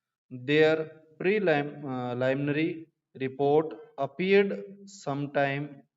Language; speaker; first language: English; non-native, local second language; Hindi